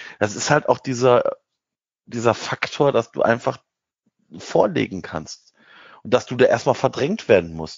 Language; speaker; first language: German; native; German